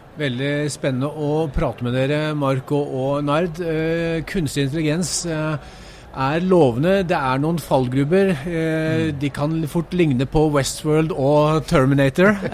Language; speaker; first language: Norwegian; native; Norwegian